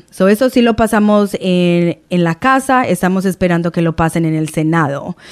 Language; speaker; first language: Spanish; early bilingual, heritage; Spanish